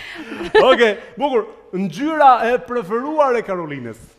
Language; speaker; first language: Albanian; native; Albanian